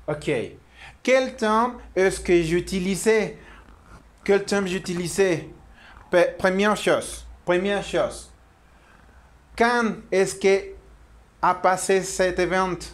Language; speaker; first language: French; non-native, learner; Spanish